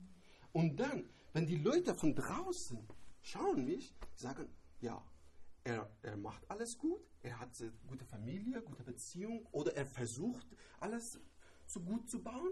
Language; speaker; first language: German; non-native, learner; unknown